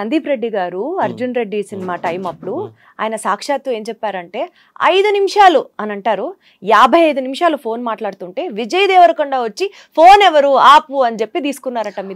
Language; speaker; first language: Telugu; native; Telugu